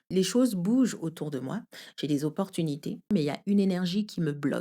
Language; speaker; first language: French; native; French